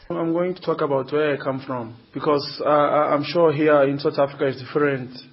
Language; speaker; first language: English; non-native, learner; Portuguese